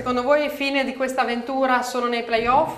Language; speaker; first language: Italian; native; Italian